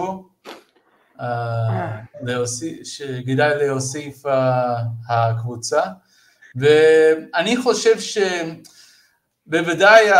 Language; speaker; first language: Hebrew; non-native, fluent; English